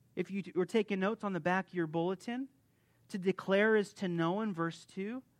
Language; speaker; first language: English; native; English